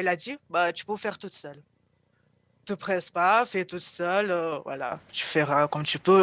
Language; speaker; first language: French; non-native, fluent; Russian